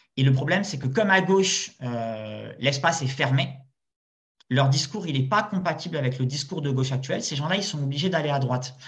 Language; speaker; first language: French; native; French